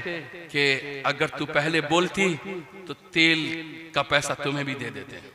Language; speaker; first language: Urdu; native; Urdu